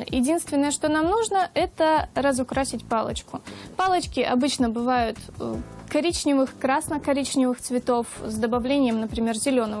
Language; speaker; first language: Russian; native; Russian